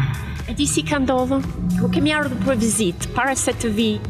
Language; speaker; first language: Albanian; non-native, learner; English